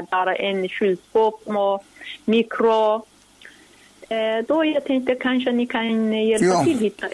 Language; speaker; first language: Swedish; non-native, learner; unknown